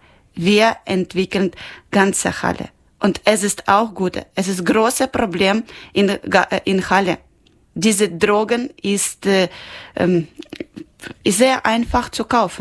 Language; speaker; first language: German; non-native, learner; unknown